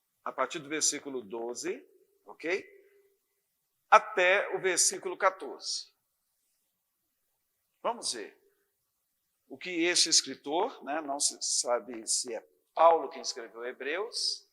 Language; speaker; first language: Portuguese; native; Portuguese